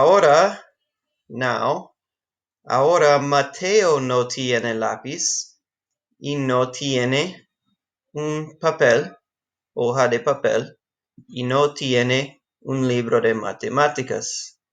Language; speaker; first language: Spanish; non-native, fluent; English